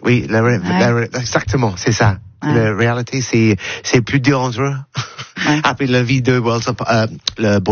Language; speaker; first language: French; non-native, learner; English